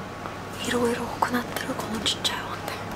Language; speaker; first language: Japanese; non-native, fluent; English